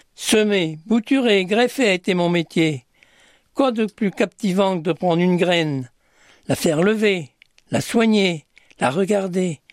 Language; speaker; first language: French; native; French